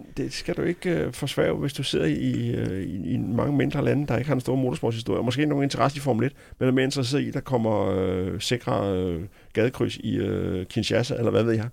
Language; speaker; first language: Danish; native; Danish